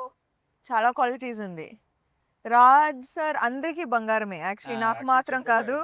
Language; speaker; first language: Telugu; non-native, local second language; Tamil